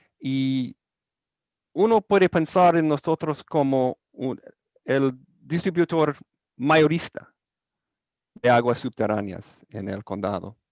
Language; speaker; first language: Spanish; non-native, learner; English